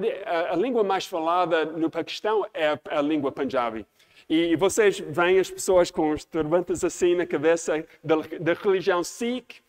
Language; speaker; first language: Portuguese; non-native, fluent; English